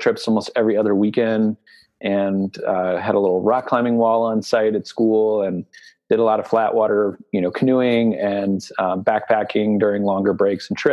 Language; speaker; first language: English; native; English